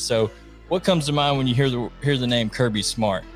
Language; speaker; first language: English; native; English